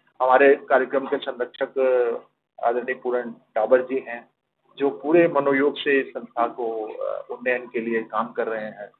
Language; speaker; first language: Hindi; native; Hindi